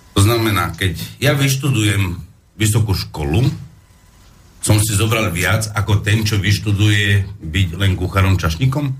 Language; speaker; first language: Slovak; non-native, fluent; Arabic